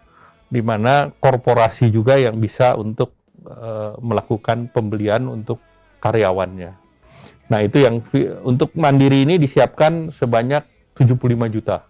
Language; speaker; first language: Indonesian; native; Indonesian